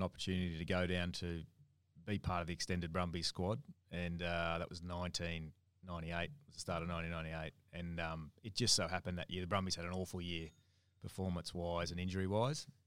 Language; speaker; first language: English; native; English